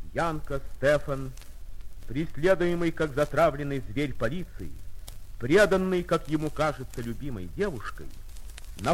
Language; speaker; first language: Russian; native; Russian